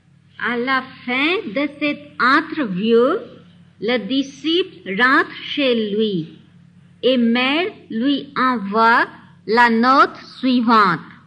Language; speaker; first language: French; native; French